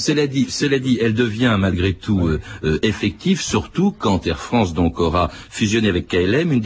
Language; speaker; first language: French; native; French